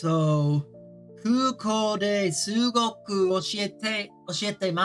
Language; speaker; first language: Japanese; non-native, learner; English